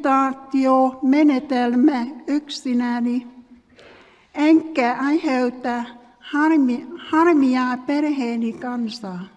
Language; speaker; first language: Finnish; non-native, learner; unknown